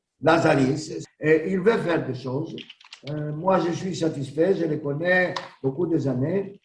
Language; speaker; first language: French; non-native, learner; Greek